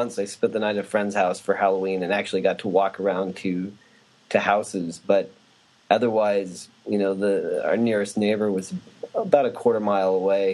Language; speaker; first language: English; native; English